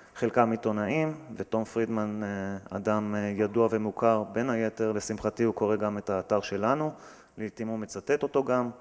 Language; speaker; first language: Hebrew; native; Hebrew